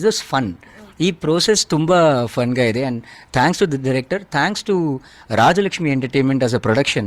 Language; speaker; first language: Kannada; non-native, learner; Malayalam